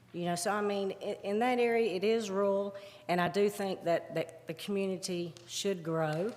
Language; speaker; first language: English; native; English